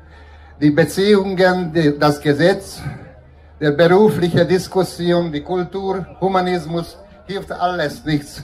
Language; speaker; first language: German; non-native, fluent; Hungarian